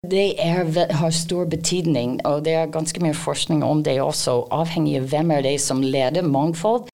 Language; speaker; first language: Norwegian; non-native, fluent; English